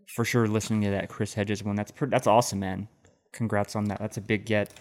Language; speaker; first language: English; native; English